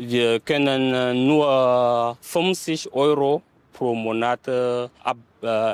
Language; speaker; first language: German; non-native, learner; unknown